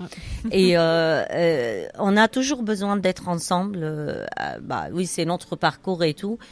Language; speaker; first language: French; non-native, fluent; Arabic